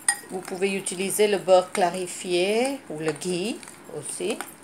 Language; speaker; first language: French; non-native, fluent; Hindi